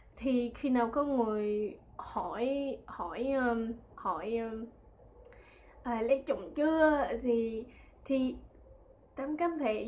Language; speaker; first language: Vietnamese; non-native, learner; French